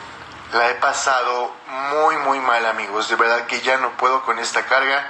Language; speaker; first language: Spanish; native; Spanish